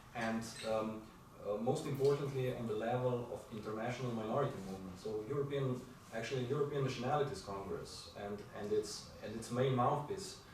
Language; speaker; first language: English; non-native, fluent; Slovenian